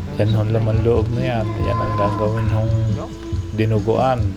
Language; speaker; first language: Filipino; native; Filipino